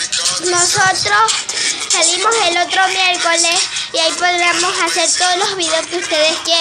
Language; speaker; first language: Spanish; native; Spanish